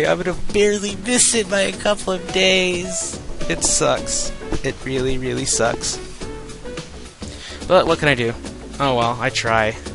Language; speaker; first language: English; native; English